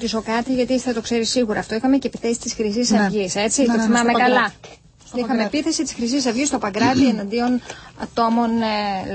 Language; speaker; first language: Greek; native; Greek